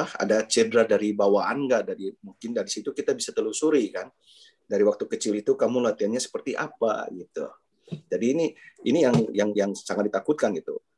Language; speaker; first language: Indonesian; native; Indonesian